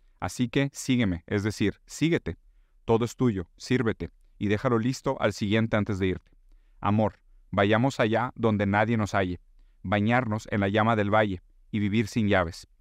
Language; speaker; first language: Spanish; non-native, fluent; Portuguese